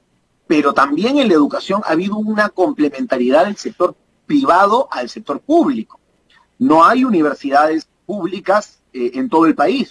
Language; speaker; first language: Spanish; native; Spanish